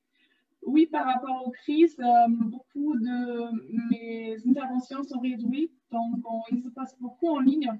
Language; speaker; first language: French; non-native, fluent; German